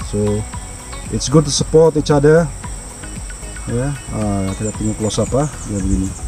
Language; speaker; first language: English; non-native, local second language; Malay